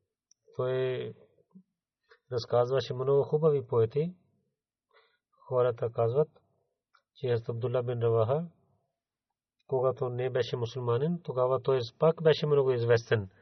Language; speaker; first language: Bulgarian; non-native, learner; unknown